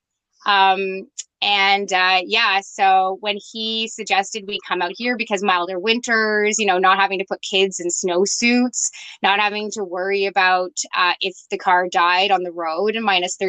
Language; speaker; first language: English; native; English